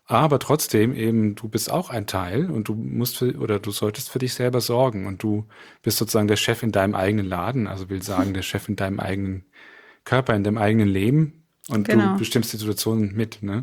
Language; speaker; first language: German; native; German